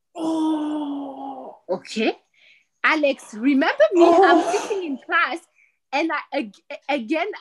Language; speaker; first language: English; non-native, fluent; Rundi